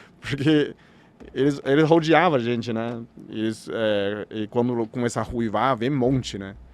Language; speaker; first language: Portuguese; non-native, fluent; Chinese